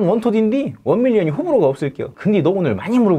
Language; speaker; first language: Korean; native; Korean